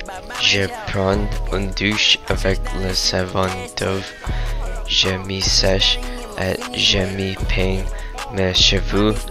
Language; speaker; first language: French; non-native, learner; English